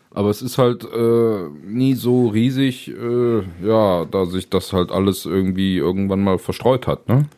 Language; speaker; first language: German; native; German